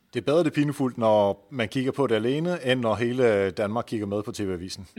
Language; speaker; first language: Danish; non-native, fluent; Dutch